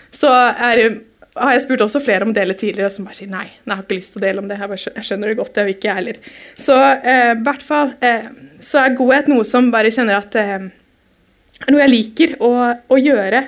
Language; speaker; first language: Norwegian; native; Norwegian